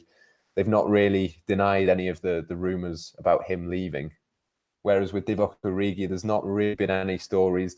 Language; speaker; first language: English; native; English